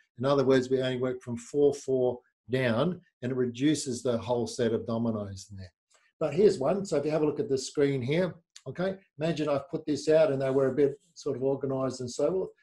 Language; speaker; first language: English; native; English